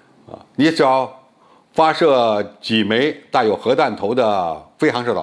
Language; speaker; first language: Chinese; native; Chinese